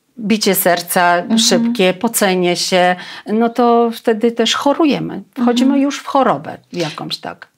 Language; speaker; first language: Polish; non-native, fluent; Russian